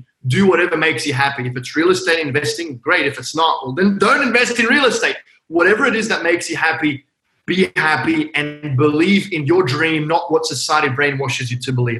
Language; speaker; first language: English; native; English